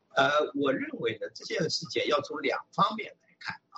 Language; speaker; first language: Chinese; native; Chinese